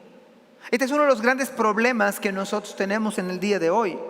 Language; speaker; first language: Spanish; native; Spanish